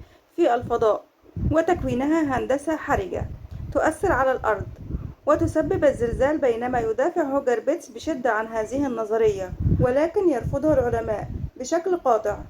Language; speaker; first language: Arabic; native; Arabic